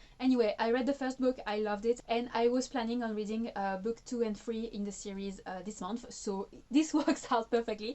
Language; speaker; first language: English; non-native, fluent; French